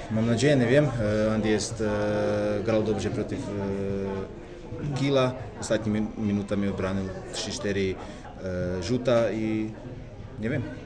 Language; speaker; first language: Polish; non-native, learner; Croatian